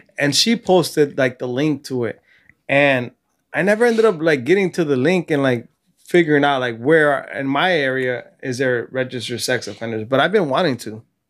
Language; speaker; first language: English; early bilingual, other home language; Spanish